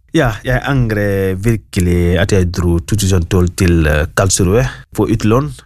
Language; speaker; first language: Norwegian; non-native, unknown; Wolof